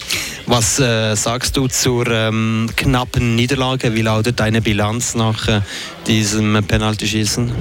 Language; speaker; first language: German; native; German